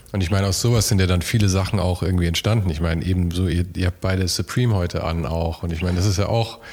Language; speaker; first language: German; native; German